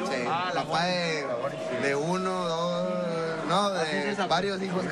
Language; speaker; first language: Spanish; native; Spanish